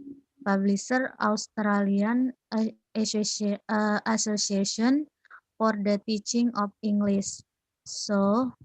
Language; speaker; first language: English; non-native, learner; Indonesian